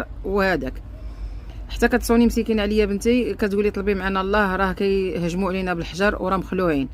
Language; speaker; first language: Arabic; native; Arabic